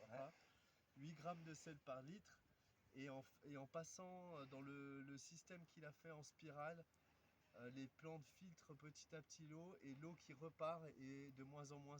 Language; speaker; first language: French; native; French